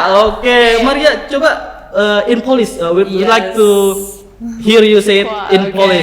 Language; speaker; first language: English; non-native, learner; Indonesian